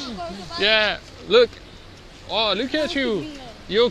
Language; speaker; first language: English; non-native, learner; French